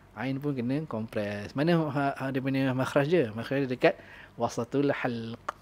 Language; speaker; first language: Malay; native; Malay